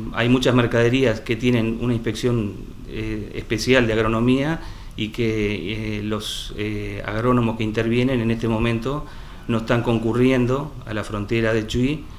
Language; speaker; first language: Spanish; native; Spanish